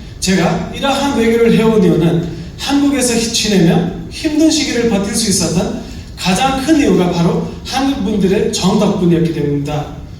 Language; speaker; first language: Korean; non-native, fluent; Nepali